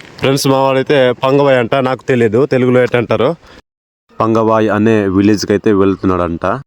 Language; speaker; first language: Telugu; non-native, local second language; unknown